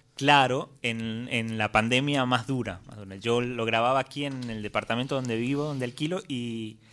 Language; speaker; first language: Spanish; native; Spanish